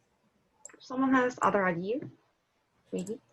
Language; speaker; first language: English; non-native, learner; Korean